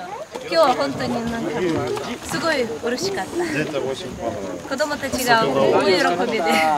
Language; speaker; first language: Japanese; non-native, fluent; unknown